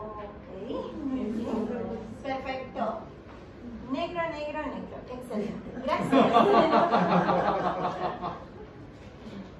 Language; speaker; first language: Spanish; non-native, fluent; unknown